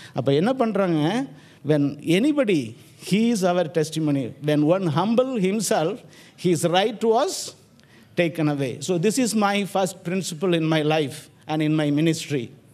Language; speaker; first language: English; non-native, local second language; Tamil